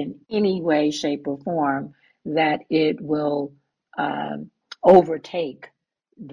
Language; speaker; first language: English; native; English